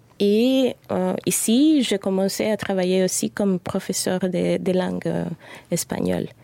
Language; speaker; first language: French; non-native, fluent; Spanish